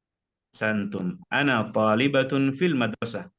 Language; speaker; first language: Arabic; non-native, fluent; Indonesian